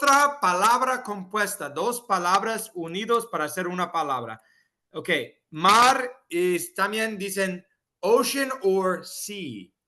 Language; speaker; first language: Spanish; non-native, fluent; English